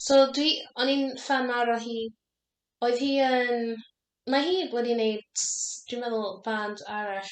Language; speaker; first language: Welsh; non-native, learner; English